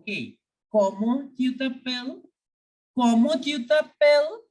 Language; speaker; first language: French; non-native, fluent; Hindi